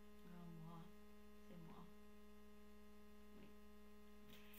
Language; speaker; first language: French; non-native, learner; English